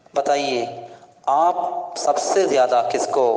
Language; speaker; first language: Hindi; non-native, local second language; Malayalam